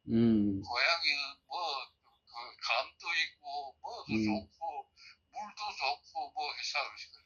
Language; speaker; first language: Korean; early bilingual, heritage; Korean